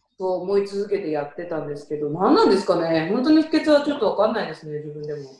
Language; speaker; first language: Japanese; native; Japanese